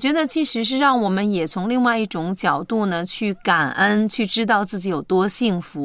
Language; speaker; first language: Chinese; native; Chinese